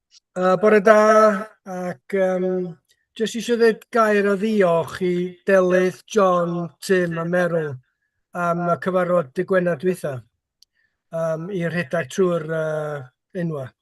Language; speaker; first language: Welsh; native; Welsh